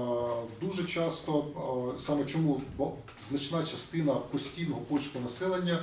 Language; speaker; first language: Ukrainian; native; Ukrainian